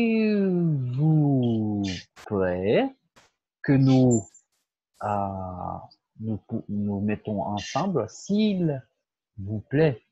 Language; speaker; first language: French; non-native, fluent; Portuguese